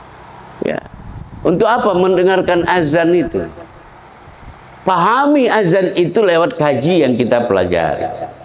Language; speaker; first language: Indonesian; native; Indonesian